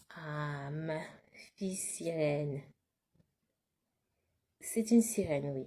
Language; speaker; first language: French; native; French